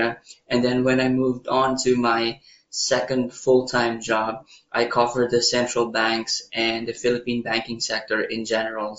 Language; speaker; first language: English; non-native, local second language; Filipino